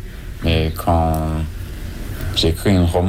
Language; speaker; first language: French; non-native, learner; English